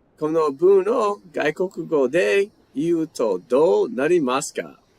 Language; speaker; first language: Japanese; non-native, fluent; English